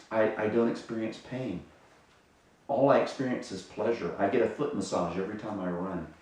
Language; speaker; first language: English; native; English